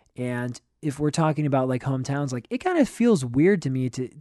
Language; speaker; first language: English; native; English